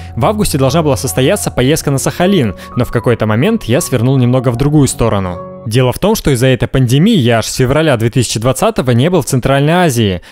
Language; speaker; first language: Russian; native; Russian